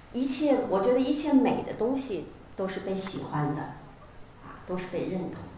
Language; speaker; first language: Chinese; native; Chinese